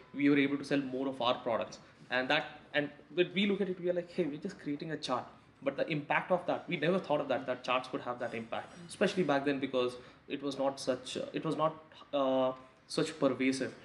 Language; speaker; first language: English; non-native, local second language; Hindi